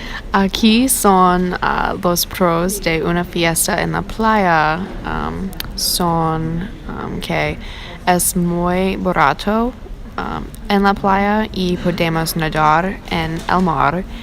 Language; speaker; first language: Spanish; non-native, learner; English